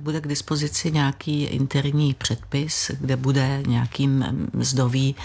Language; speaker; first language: Czech; native; Czech